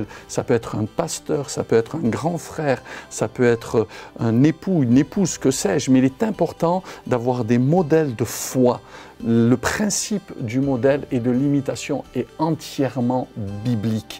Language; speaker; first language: French; native; French